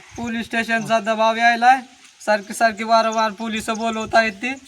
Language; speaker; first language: Marathi; non-native, local second language; Lambadi